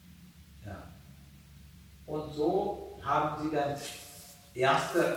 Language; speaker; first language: German; non-native, fluent; Sinhala